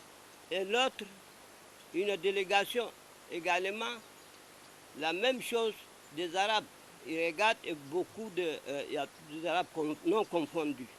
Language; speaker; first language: French; non-native, local second language; Arabic